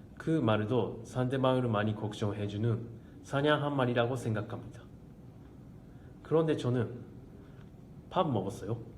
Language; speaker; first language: Korean; non-native, learner; Japanese